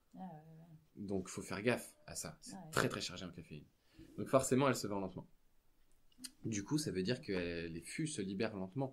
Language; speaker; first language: French; native; French